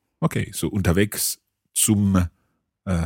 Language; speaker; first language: German; non-native, learner; English